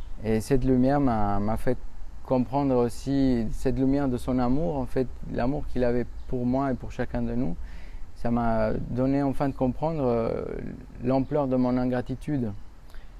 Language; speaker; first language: French; non-native, fluent; Spanish